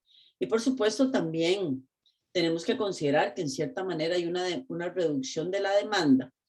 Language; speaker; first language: Spanish; native; Spanish